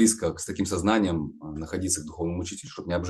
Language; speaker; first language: Russian; native; Russian